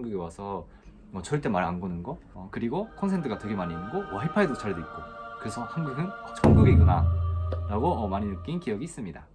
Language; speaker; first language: Korean; non-native, fluent; Japanese